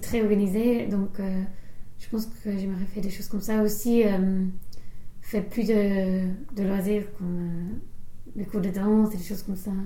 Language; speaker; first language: French; non-native, fluent; English